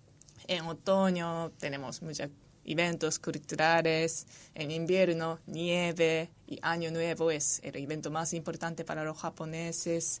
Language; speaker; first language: Spanish; non-native, fluent; Japanese